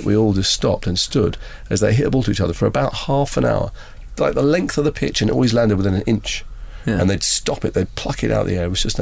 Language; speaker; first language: English; native; English